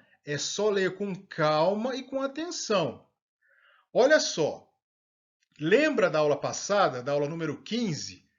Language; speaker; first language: Portuguese; native; Portuguese